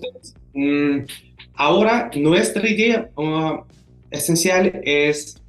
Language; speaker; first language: Spanish; non-native, fluent; Russian